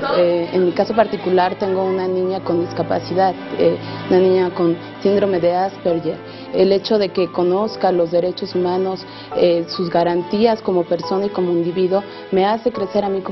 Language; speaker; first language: Spanish; native; Spanish